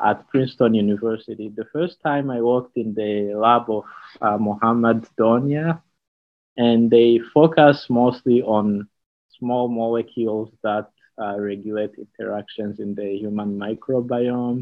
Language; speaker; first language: English; non-native, local second language; Kinyarwanda